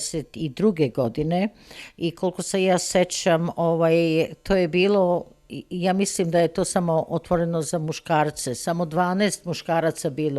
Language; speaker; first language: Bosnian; early bilingual, heritage; Serbian